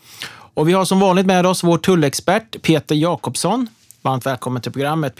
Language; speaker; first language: Swedish; native; Swedish